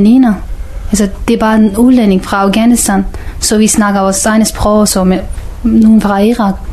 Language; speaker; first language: Danish; non-native, learner; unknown